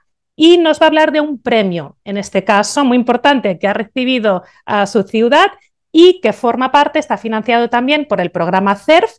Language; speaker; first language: Spanish; native; Spanish